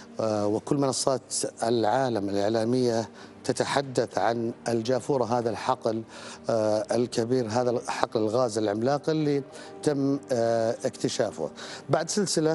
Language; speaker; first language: Arabic; native; Arabic